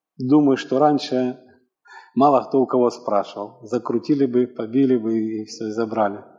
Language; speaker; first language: Russian; native; Russian